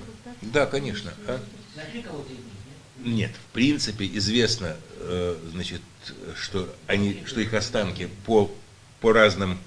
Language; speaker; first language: Russian; native; Russian